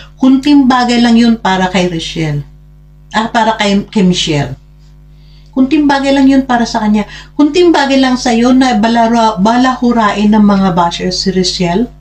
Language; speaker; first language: Filipino; non-native, local second language; Hiligaynon